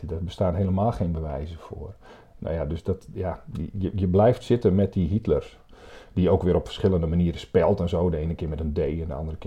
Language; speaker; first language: Dutch; native; Dutch